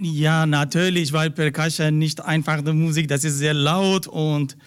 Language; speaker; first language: German; non-native, learner; Persian